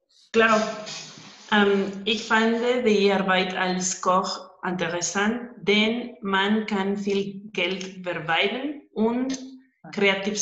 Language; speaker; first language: German; non-native, learner; Spanish